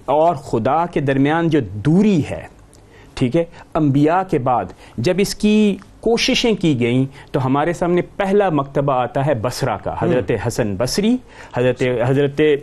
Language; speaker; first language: Urdu; native; Urdu